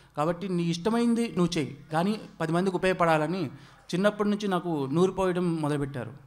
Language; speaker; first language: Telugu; non-native, local second language; Odia